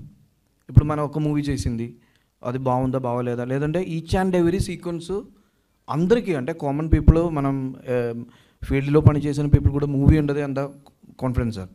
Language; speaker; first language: Telugu; non-native, learner; Malayalam